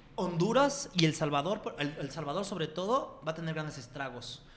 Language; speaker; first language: Spanish; native; Spanish